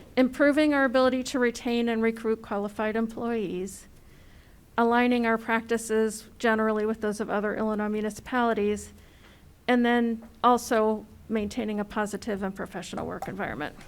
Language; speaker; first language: English; native; English